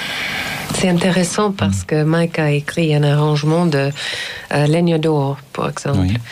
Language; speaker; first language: French; non-native, learner; English